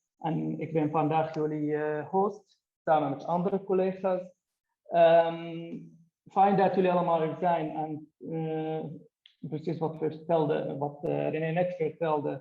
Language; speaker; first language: Dutch; non-native, fluent; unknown